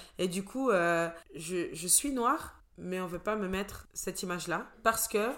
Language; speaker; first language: French; early bilingual, other home language; Portuguese